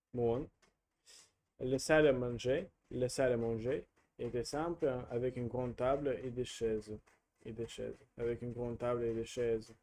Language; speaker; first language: French; non-native, learner; Russian